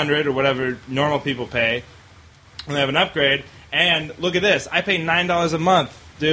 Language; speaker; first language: English; native; English